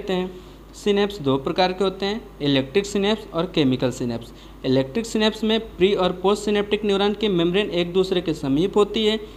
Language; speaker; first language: Hindi; native; Hindi